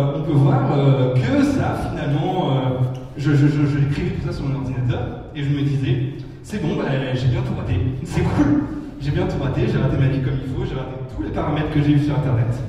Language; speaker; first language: French; native; French